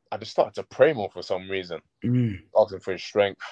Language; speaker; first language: English; native; English